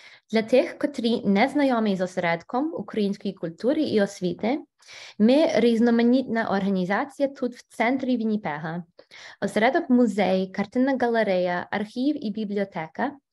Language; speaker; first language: Ukrainian; early bilingual, other home language; English